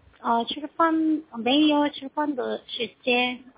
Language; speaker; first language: Chinese; non-native, learner; Korean